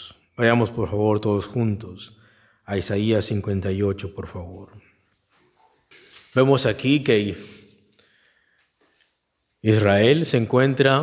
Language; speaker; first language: Spanish; native; Spanish